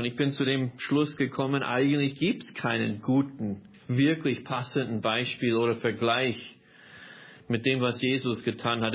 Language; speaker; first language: German; non-native, fluent; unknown